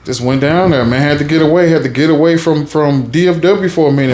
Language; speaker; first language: English; native; English